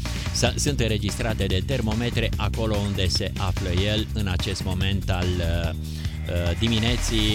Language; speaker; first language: Romanian; native; Romanian